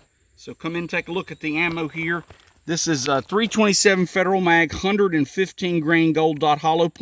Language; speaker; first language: English; native; English